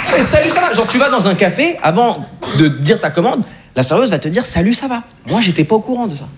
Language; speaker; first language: French; native; French